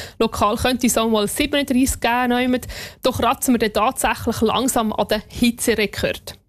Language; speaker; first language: German; native; German